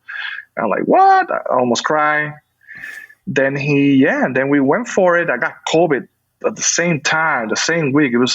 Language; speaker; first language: English; non-native, fluent; Spanish